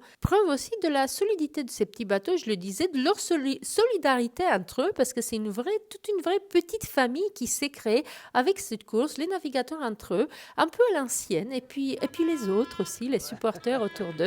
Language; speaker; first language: French; native; French